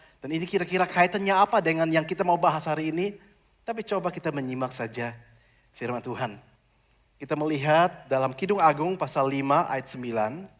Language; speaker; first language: Indonesian; non-native, fluent; German